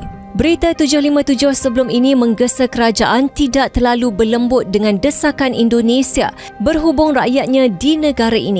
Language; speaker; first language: Malay; native; Malay